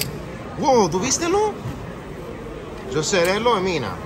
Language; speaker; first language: Spanish; early bilingual, heritage; English